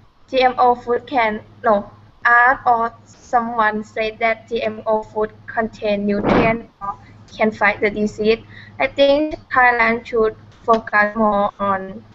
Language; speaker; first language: English; non-native, learner; Thai